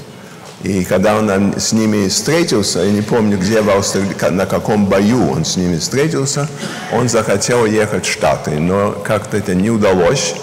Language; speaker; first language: Russian; early bilingual, heritage; Russian